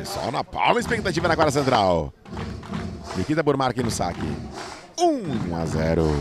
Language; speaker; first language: Portuguese; native; Portuguese